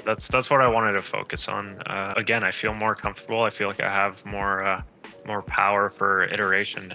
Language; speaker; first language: English; native; English